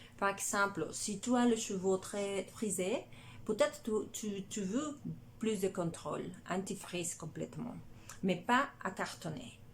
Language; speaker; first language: French; non-native, learner; Spanish